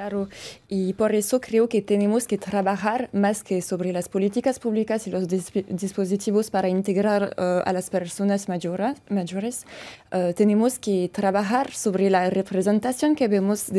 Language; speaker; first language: Spanish; non-native, fluent; French